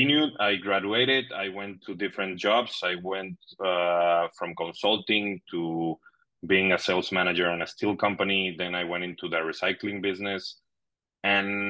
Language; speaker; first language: English; non-native, fluent; Spanish